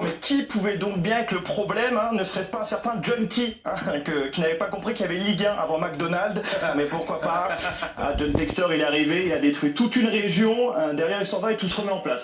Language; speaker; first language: French; native; French